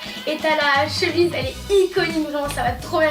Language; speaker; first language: French; native; French